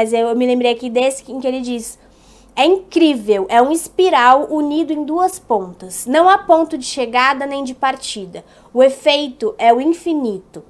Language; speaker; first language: Portuguese; native; Portuguese